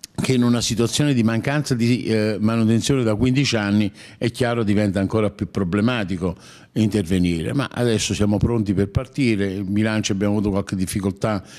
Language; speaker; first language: Italian; native; Italian